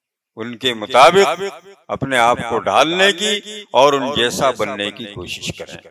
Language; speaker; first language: Urdu; native; Urdu